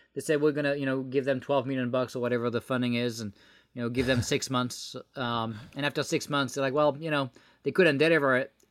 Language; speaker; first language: English; non-native, fluent; French